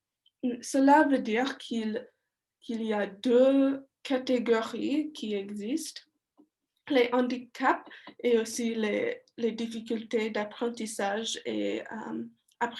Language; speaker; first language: French; non-native, learner; English